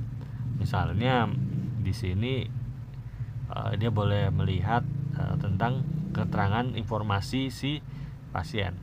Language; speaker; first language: Indonesian; native; Indonesian